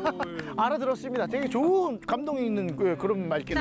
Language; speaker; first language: Korean; native; Korean